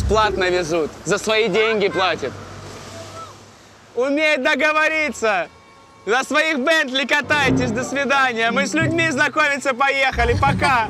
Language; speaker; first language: Russian; native; Russian